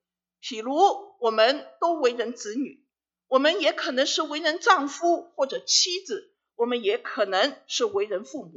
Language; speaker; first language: Chinese; native; Chinese